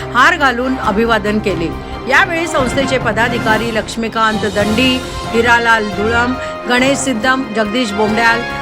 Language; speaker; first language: Marathi; native; Marathi